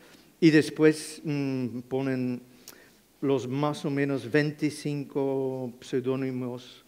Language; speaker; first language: Spanish; non-native, fluent; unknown